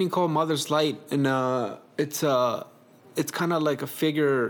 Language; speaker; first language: English; early bilingual, other home language; Spanish